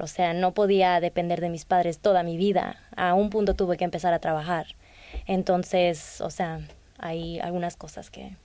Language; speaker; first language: Spanish; early bilingual, heritage; Spanish